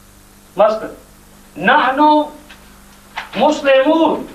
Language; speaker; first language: Arabic; non-native, fluent; Urdu